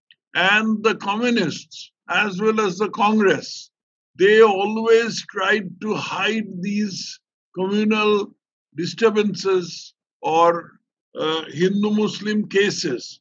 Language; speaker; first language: English; non-native, local second language; Bangla